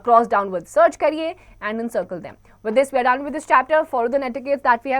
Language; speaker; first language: English; non-native, local second language; Hindi